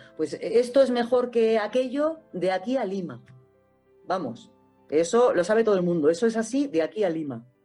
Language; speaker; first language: Spanish; native; Spanish